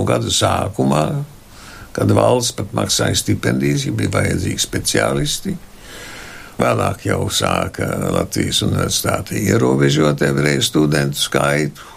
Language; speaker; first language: Latvian; non-native, local second language; German